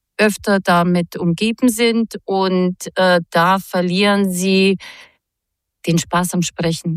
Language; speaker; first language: German; non-native, fluent; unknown